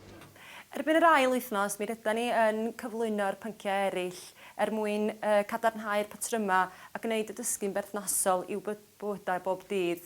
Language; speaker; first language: Welsh; native; Welsh